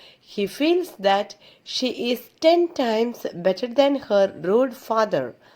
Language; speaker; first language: English; non-native, local second language; Malayalam